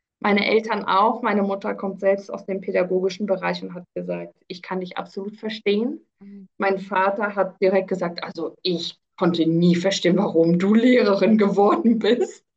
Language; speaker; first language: German; early bilingual, other home language; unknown